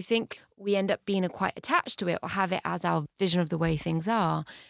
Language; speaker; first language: English; early bilingual, heritage; English